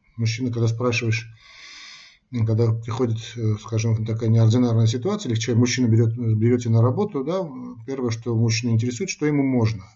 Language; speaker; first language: Russian; non-native, local second language; Armenian